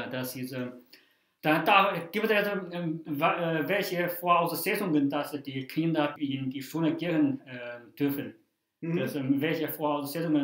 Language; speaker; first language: German; non-native, fluent; Chinese